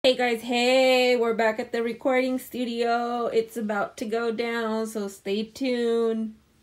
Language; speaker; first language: English; early bilingual, other home language; Spanish